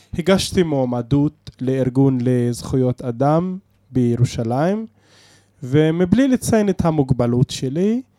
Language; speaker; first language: Hebrew; non-native, local second language; Arabic